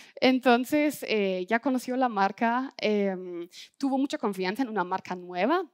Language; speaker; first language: Spanish; non-native, fluent; German